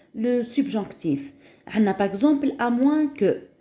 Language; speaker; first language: French; non-native, local second language; Arabic